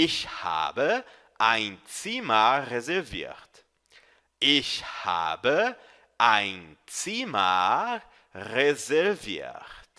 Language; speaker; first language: German; non-native, fluent; Portuguese